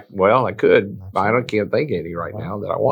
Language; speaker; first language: English; native; English